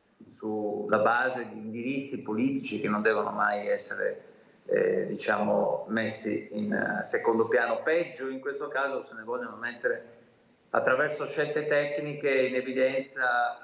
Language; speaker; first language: Italian; native; Italian